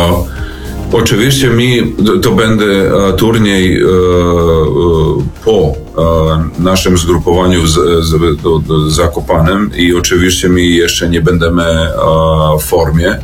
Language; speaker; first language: Polish; non-native, learner; Serbian